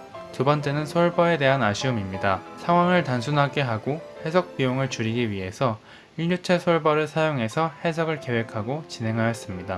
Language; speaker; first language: Korean; native; Korean